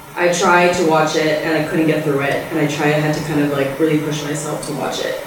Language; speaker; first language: English; early bilingual, other home language; Spanish